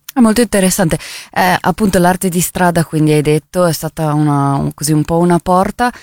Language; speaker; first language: Italian; native; Italian